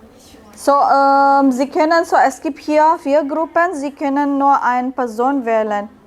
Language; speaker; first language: German; non-native, learner; Indonesian